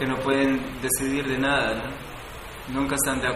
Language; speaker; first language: Spanish; native; Spanish